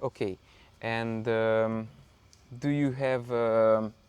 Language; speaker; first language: English; non-native, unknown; Hungarian